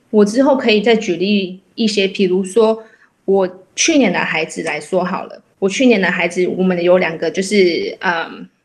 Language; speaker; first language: Chinese; native; Chinese